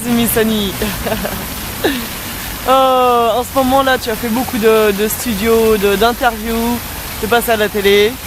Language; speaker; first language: French; native; French